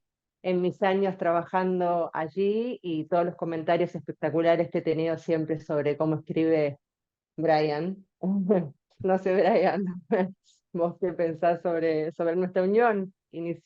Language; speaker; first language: Spanish; native; Spanish